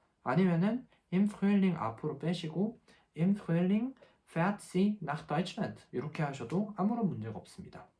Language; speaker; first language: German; non-native, fluent; Korean